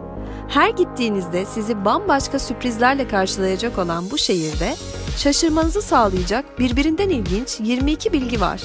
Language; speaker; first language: Turkish; native; Turkish